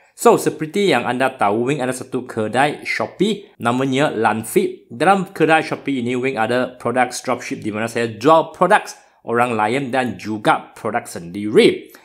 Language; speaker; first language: Malay; non-native, local second language; Chinese